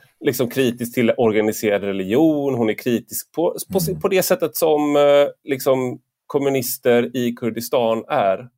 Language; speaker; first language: Swedish; native; Swedish